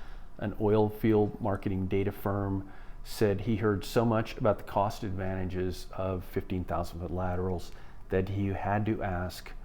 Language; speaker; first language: English; native; English